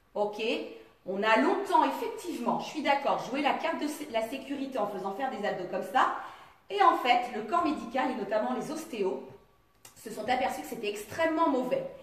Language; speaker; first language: French; native; French